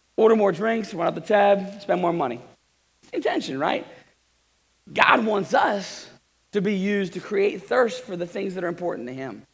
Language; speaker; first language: English; native; English